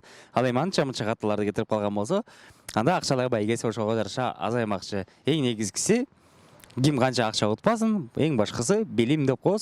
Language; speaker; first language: Kyrgyz; native; Kyrgyz